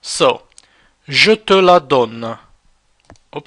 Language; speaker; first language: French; non-native, fluent; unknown